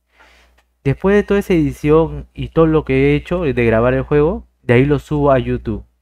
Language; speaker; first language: Spanish; native; Spanish